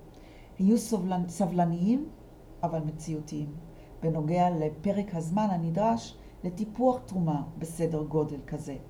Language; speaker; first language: Hebrew; native; Hebrew